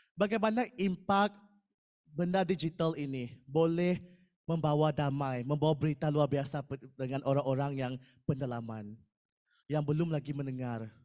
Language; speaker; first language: Malay; non-native, local second language; Iban